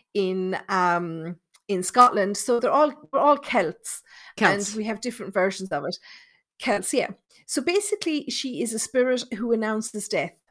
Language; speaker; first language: English; native; English